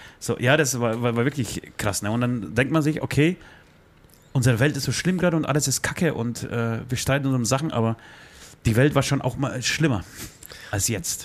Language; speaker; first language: German; early bilingual, other home language; Polish